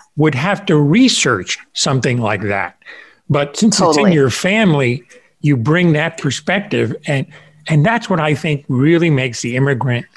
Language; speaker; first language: English; early bilingual, other home language; Spanish